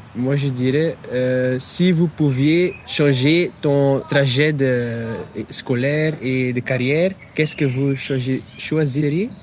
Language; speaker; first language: French; non-native, local second language; Dutch